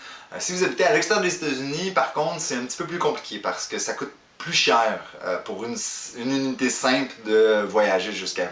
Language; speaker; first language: French; native; French